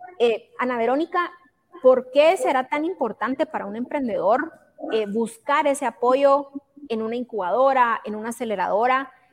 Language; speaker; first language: Spanish; native; Spanish